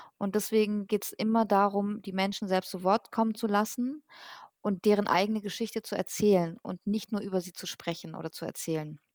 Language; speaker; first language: German; early bilingual, other home language; Persian